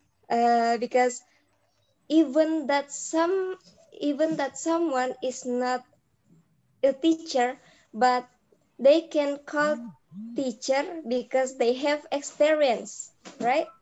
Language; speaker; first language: English; non-native, learner; Indonesian